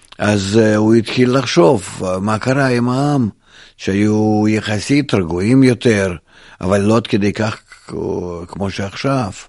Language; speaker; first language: Hebrew; non-native, fluent; Russian